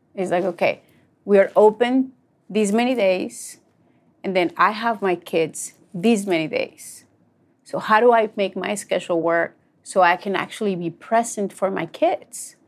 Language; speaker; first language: English; non-native, fluent; Spanish